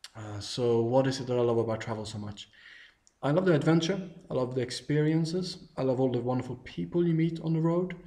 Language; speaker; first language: English; non-native, fluent; Swedish